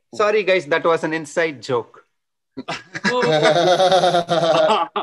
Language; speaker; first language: English; non-native, local second language; Tamil